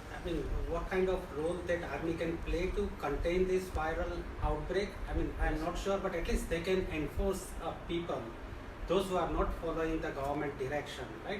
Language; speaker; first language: English; non-native, local second language; Gujarati